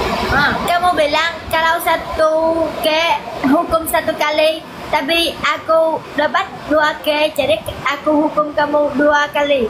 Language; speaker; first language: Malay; non-native, fluent; Vietnamese